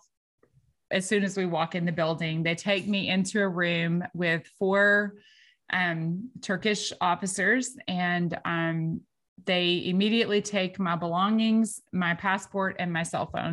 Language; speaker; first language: English; native; English